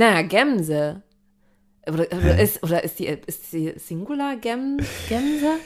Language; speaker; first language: German; native; German